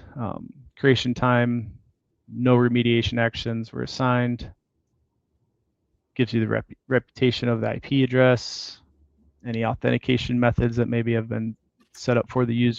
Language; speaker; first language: English; native; English